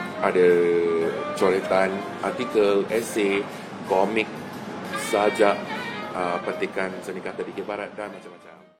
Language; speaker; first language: Malay; native; Malay